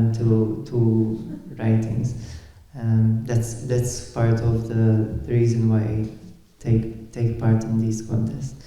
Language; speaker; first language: English; non-native, local second language; Maltese